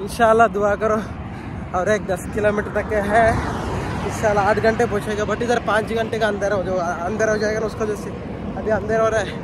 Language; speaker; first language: Hindi; non-native, local second language; Kannada